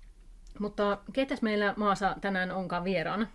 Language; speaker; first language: Finnish; native; Finnish